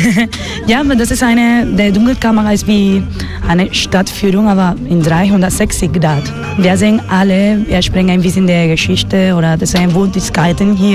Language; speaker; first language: German; non-native, learner; Spanish